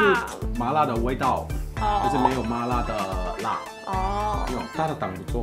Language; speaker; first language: Chinese; non-native, fluent; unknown